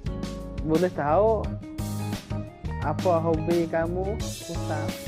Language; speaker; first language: Indonesian; non-native, learner; Thai